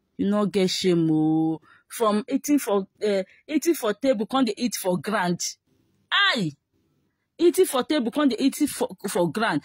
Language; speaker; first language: Nigerian Pidgin; non-native, local second language; Igbo